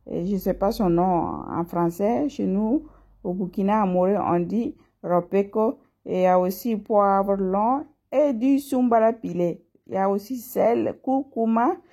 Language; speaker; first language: French; non-native, local second language; Mossi